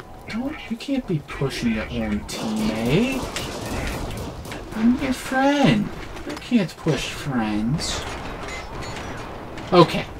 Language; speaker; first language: English; native; English